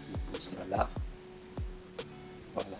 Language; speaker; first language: French; native; French